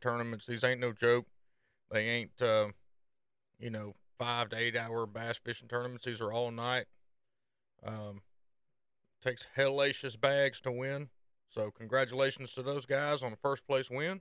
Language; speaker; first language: English; native; English